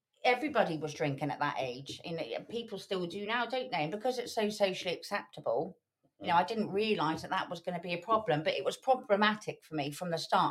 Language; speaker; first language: English; native; English